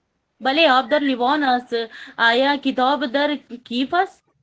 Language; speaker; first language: Persian; non-native, learner; Urdu